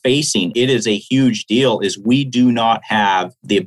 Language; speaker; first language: English; native; English